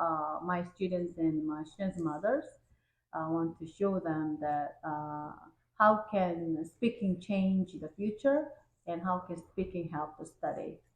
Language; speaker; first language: English; non-native, fluent; Korean